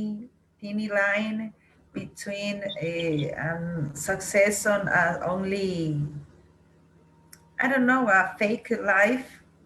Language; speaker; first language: English; non-native, learner; Spanish